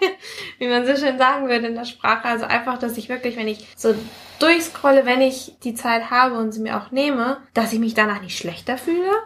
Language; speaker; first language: German; early bilingual, other home language; Spanish